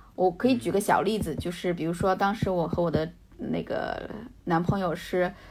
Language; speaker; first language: Chinese; native; Chinese